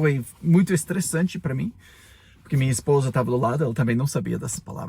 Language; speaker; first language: Portuguese; non-native, fluent; English